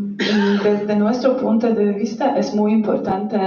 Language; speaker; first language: Spanish; non-native, fluent; Polish